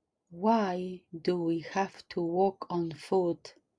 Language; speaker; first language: English; non-native, fluent; Polish